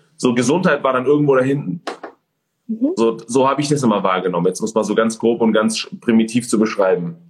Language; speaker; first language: German; early bilingual, other home language; Persian